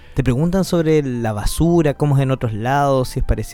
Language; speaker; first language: Spanish; native; Spanish